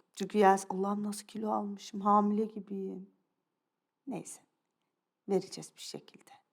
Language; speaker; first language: Turkish; early bilingual, other home language; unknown